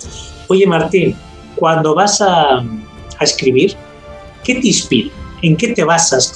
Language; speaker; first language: Spanish; native; Spanish